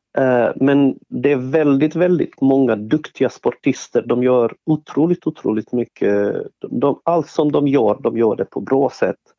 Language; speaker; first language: Swedish; non-native, fluent; Bosnian